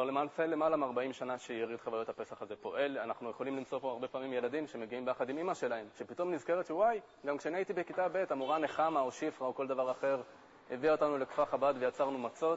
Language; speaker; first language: Hebrew; native; Hebrew